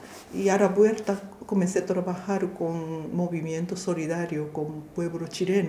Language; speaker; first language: Spanish; non-native, fluent; Japanese